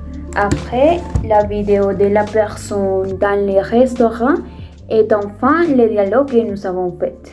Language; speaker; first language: French; non-native, fluent; Spanish